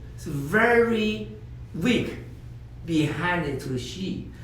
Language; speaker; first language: English; non-native, learner; Chinese